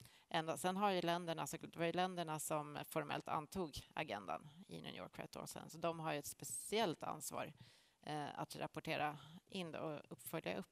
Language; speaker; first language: Swedish; native; Swedish